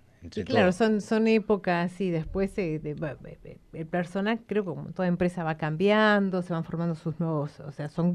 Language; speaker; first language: Spanish; native; Spanish